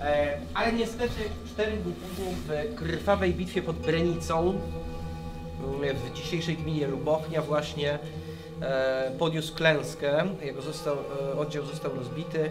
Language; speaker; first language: Polish; native; Polish